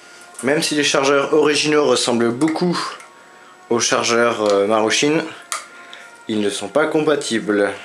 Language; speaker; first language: French; native; French